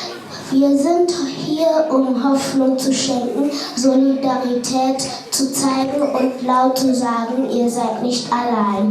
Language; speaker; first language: German; early bilingual, other home language; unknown